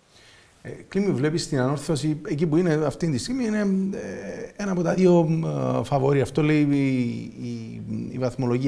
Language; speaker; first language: Greek; native; Greek